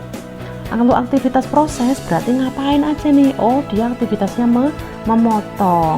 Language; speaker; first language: Indonesian; native; Indonesian